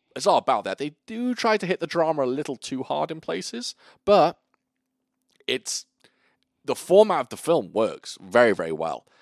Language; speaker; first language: English; native; English